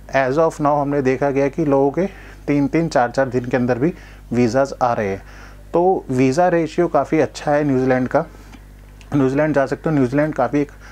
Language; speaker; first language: Hindi; non-native, local second language; Gujarati